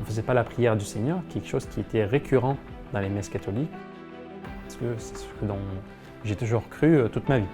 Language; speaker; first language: French; non-native, fluent; Arabic